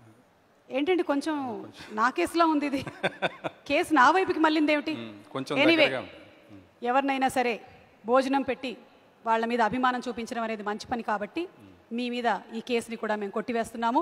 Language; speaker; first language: Telugu; native; Telugu